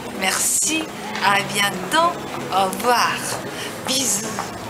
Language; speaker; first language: French; non-native, learner; Japanese